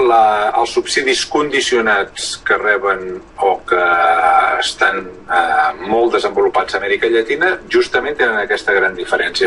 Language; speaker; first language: Catalan; native; Catalan